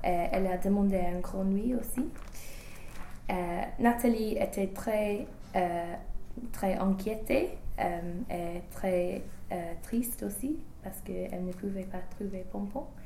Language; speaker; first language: French; non-native, learner; English